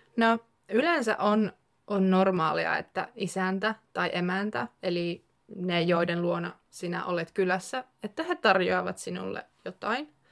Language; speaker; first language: Finnish; native; Finnish